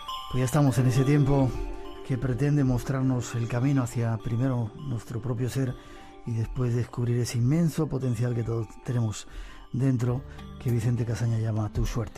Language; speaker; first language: Spanish; native; Spanish